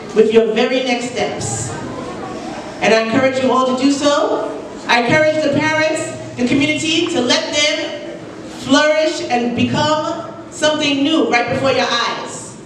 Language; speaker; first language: English; native; English